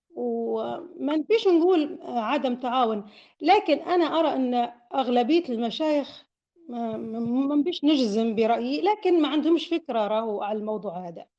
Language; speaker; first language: Arabic; native; Arabic